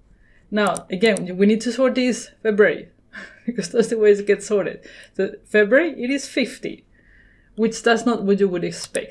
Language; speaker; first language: English; non-native, fluent; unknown